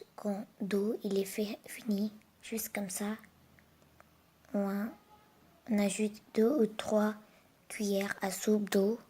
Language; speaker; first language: French; non-native, learner; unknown